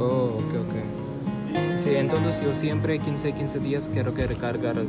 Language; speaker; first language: Spanish; non-native, learner; Tamil